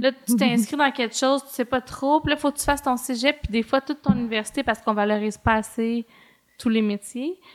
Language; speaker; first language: French; native; French